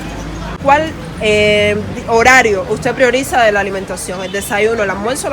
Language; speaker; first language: Spanish; native; Spanish